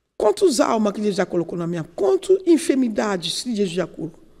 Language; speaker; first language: Portuguese; non-native, learner; Yoruba